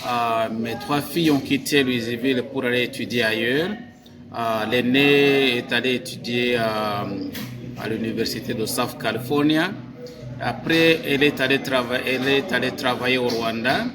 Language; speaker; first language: French; non-native, local second language; Kinyarwanda